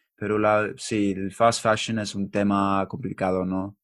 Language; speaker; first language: Spanish; non-native, learner; English